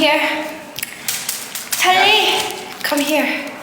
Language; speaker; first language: English; non-native, learner; Thai